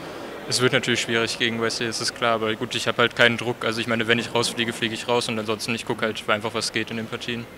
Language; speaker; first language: German; native; German